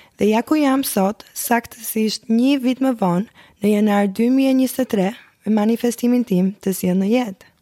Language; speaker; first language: Albanian; early bilingual, heritage; Albanian